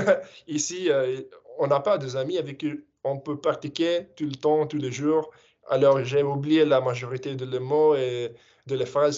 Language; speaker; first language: French; non-native, fluent; English